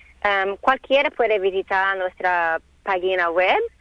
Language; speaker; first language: Spanish; non-native, learner; English